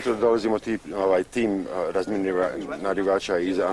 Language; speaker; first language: Bosnian; native; Bosnian